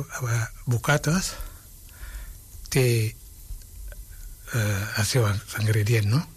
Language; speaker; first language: Catalan; non-native, fluent; Wolof